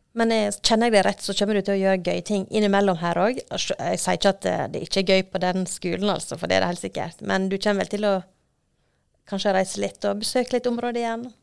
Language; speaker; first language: Norwegian; native; Norwegian